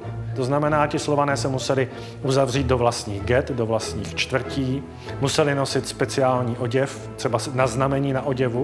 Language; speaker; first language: Czech; native; Czech